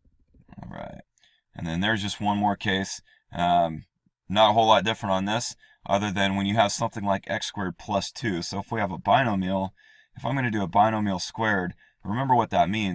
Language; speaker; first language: English; native; English